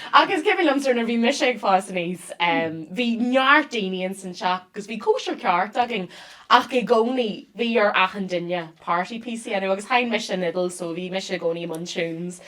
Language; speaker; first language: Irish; non-native, local second language; English